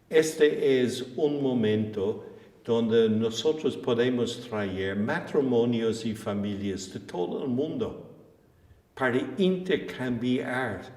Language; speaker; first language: Spanish; non-native, fluent; English